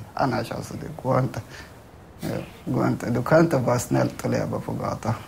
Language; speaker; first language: Swedish; non-native, fluent; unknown